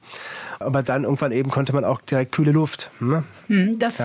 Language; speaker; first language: German; native; German